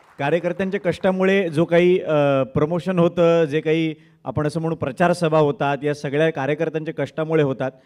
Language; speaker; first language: Marathi; native; Marathi